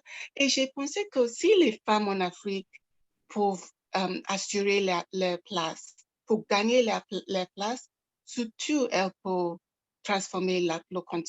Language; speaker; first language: French; non-native, local second language; Yoruba